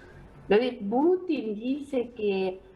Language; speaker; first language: Spanish; non-native, fluent; Ukrainian